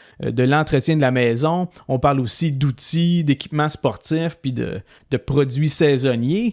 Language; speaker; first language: French; native; French